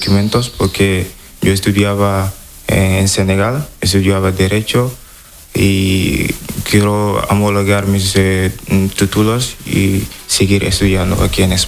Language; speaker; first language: Spanish; non-native, fluent; Wolof